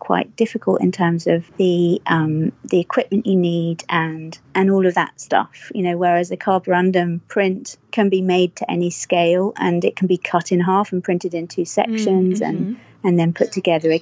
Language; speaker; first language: English; native; English